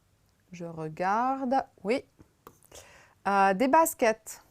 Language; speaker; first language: French; non-native, fluent; Romanian